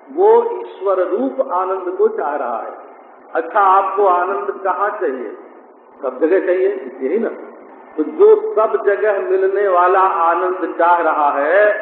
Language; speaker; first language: Hindi; native; Hindi